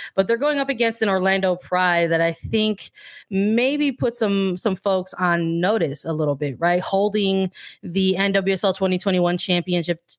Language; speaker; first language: English; native; English